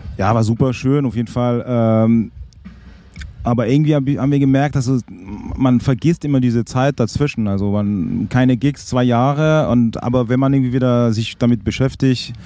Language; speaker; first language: German; non-native, local second language; French